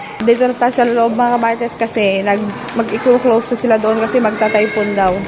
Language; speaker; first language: Filipino; native; Filipino